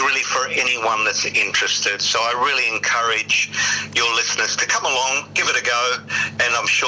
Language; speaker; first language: English; native; English